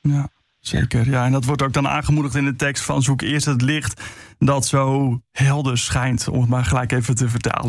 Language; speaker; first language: Dutch; native; Dutch